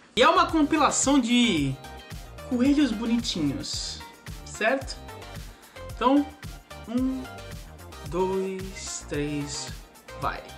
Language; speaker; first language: Portuguese; native; Portuguese